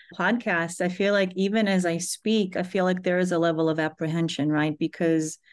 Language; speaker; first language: English; early bilingual, other home language; Hebrew